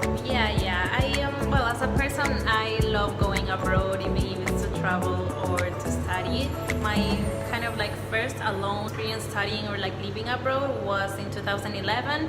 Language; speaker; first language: English; non-native, fluent; Spanish